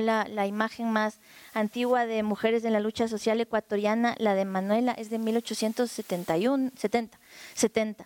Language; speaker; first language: Spanish; native; Spanish